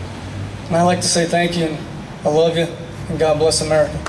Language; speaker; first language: English; native; English